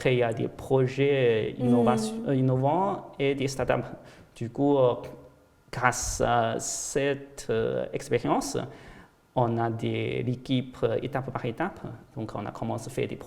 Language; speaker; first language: French; non-native, fluent; Chinese